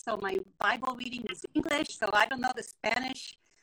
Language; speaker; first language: English; non-native, fluent; Spanish